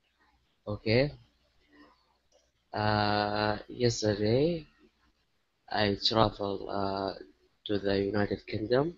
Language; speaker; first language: English; non-native, learner; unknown